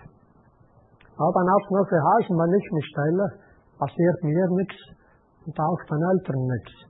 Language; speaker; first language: German; native; German